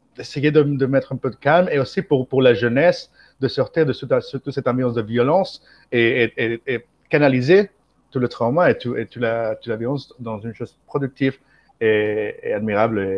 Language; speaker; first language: French; non-native, fluent; Spanish